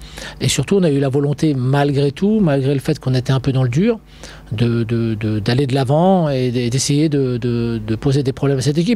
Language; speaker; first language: French; native; French